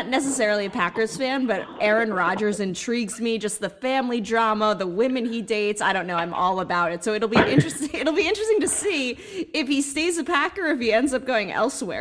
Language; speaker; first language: English; native; English